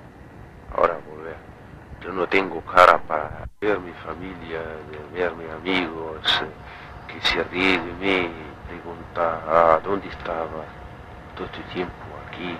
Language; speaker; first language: Spanish; non-native, learner; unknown